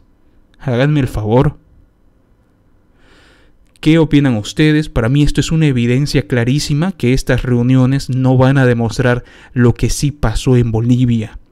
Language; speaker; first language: Spanish; native; Spanish